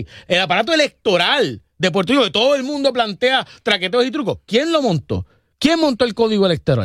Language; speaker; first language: Spanish; native; Spanish